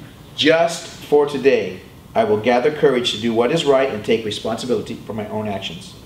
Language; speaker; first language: English; native; English